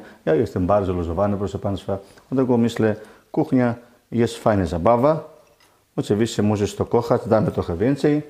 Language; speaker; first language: Polish; non-native, learner; Greek